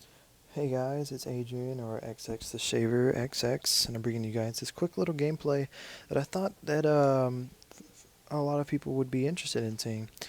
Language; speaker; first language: English; native; English